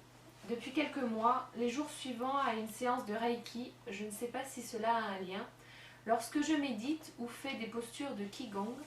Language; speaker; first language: French; native; French